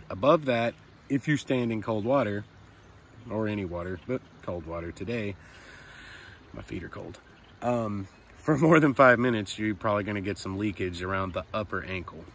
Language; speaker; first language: English; native; English